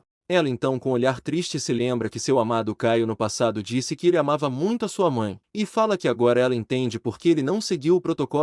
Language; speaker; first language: Portuguese; native; Portuguese